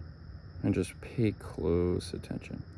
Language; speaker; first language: English; native; English